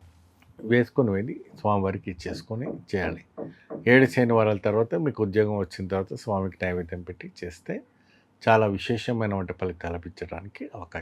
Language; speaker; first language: Telugu; non-native, fluent; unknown